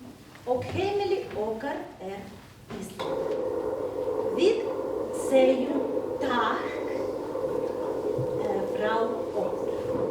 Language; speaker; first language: Icelandic; non-native, learner; Ukrainian